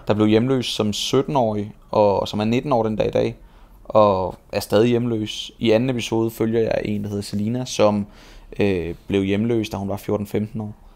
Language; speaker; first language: Danish; native; Danish